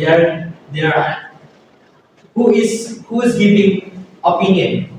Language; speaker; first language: English; non-native, learner; Indonesian